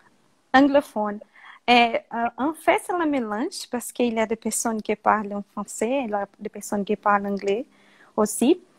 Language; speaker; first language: French; non-native, learner; Portuguese